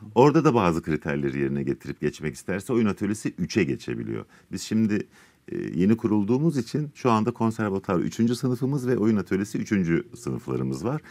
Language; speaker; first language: Turkish; native; Turkish